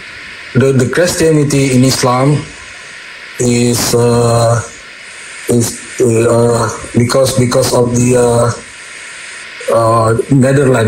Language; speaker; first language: English; non-native, learner; Indonesian